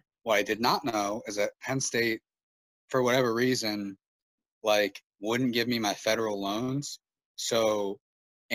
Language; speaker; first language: English; native; English